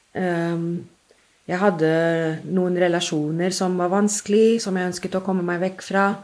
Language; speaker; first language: Norwegian; non-native, fluent; English